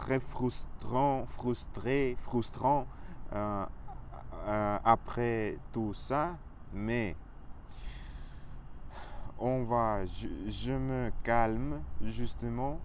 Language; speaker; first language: French; non-native, learner; Russian